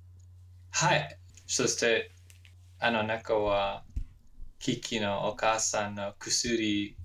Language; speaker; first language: Japanese; non-native, learner; English